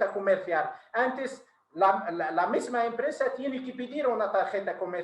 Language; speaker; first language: Spanish; non-native, fluent; Arabic